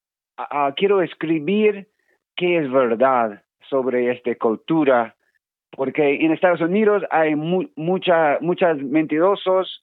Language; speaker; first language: Spanish; non-native, learner; English